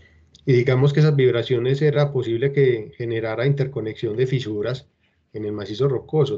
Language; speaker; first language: Spanish; native; Spanish